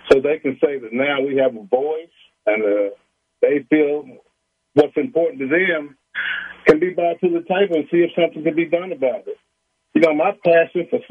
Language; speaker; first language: English; native; English